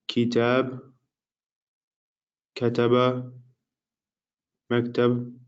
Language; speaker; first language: Arabic; non-native, learner; English